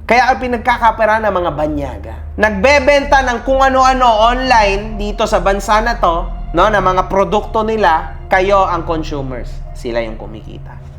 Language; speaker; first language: Filipino; native; Filipino